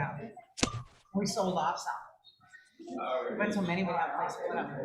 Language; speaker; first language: English; native; English